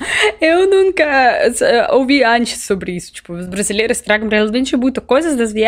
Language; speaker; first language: Portuguese; non-native, learner; Russian